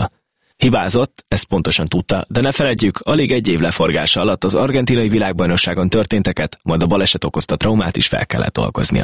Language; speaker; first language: Hungarian; native; Hungarian